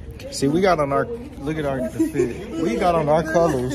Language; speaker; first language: English; native; English